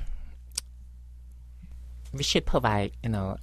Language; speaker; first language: English; non-native, local second language; Cantonese